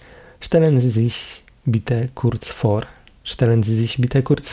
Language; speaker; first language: German; non-native, fluent; Polish